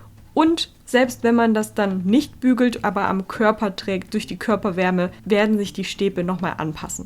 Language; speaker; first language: German; native; German